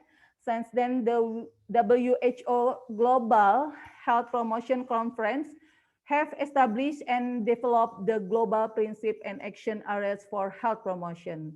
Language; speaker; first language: English; non-native, learner; Indonesian